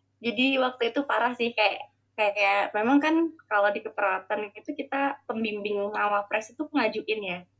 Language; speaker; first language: Indonesian; native; Indonesian